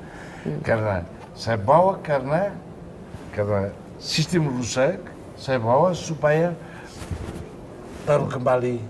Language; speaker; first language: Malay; non-native, fluent; Tetum